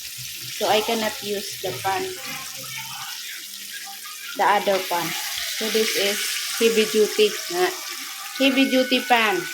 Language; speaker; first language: English; non-native, local second language; Filipino